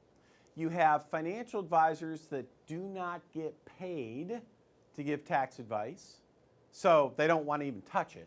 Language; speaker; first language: English; native; English